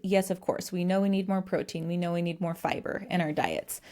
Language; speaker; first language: English; native; English